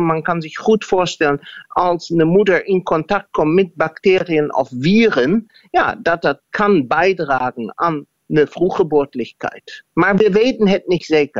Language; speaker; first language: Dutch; non-native, fluent; German